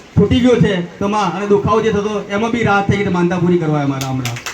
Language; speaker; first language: Gujarati; native; Gujarati